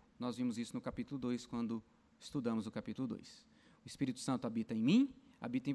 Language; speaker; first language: Portuguese; native; Portuguese